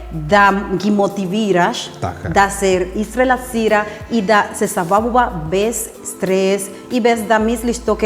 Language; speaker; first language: Macedonian; non-native, learner; Spanish